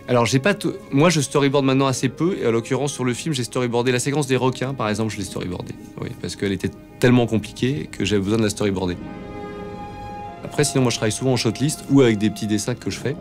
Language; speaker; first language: French; native; French